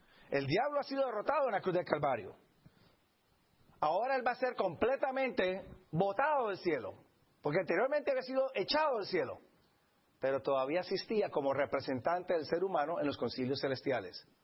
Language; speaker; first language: Spanish; native; Spanish